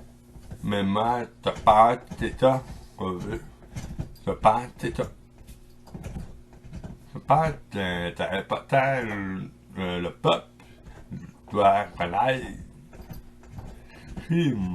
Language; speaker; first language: French; non-native, local second language; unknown